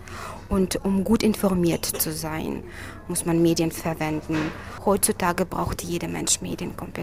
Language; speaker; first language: German; non-native, fluent; Russian